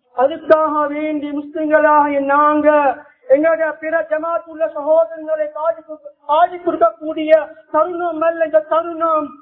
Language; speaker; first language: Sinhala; non-native, local second language; Tamil